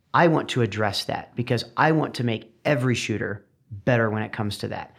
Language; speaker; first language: English; native; English